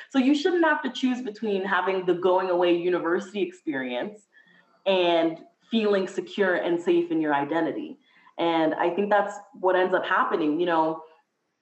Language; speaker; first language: English; native; English